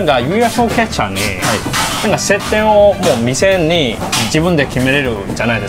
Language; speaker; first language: Japanese; non-native, learner; Cantonese